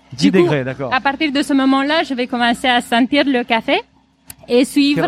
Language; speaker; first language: French; non-native, fluent; Romanian